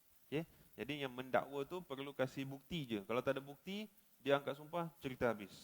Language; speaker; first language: Malay; native; Malay